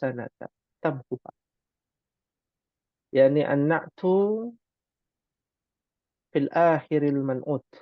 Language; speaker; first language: Arabic; non-native, fluent; Indonesian